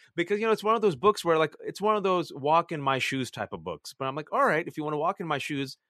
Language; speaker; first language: English; early bilingual, other home language; Urdu